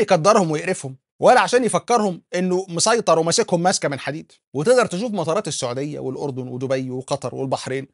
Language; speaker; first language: Arabic; native; Arabic